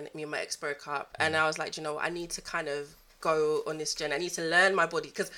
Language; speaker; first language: English; native; English